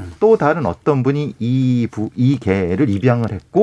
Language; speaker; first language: Korean; native; Korean